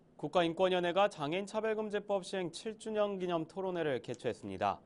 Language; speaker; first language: Korean; native; Korean